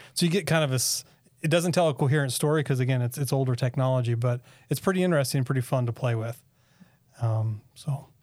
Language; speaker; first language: English; native; English